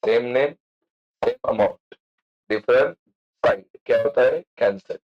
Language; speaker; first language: Hindi; non-native, local second language; Marathi